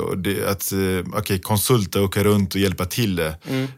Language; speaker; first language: Swedish; early bilingual, other home language; Pashto